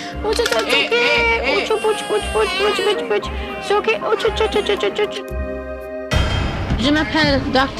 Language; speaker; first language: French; non-native, learner; English